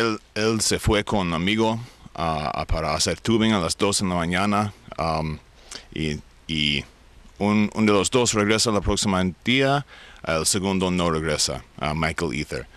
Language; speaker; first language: Spanish; non-native, learner; English